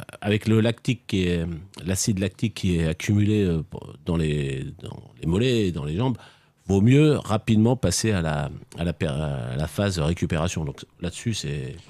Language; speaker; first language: French; native; French